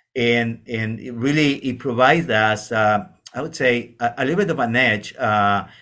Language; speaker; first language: English; non-native, fluent; Spanish